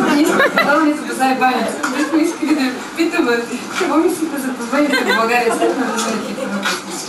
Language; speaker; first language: Bulgarian; native; Bulgarian